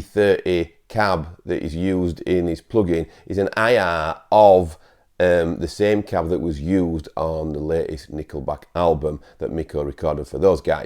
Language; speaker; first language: English; native; English